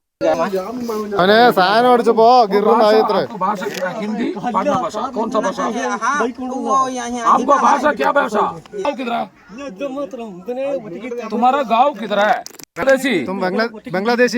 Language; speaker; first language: Hindi; non-native, local second language; Malayalam